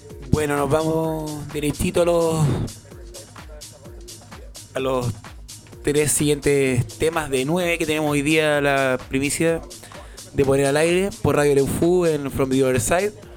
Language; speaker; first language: Spanish; native; Spanish